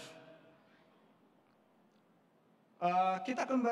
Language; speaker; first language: English; non-native, learner; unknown